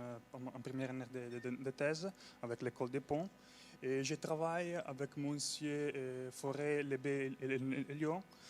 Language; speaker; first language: French; non-native, fluent; Italian